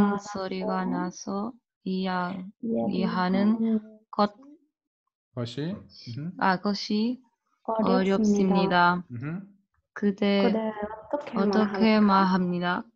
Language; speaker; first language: Korean; non-native, learner; Spanish